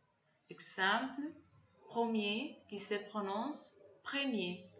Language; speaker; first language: French; non-native, learner; Spanish